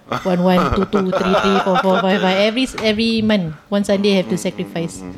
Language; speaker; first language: English; non-native, local second language; Malay